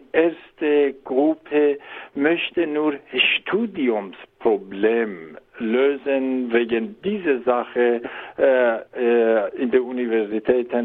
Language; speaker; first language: German; non-native, learner; Persian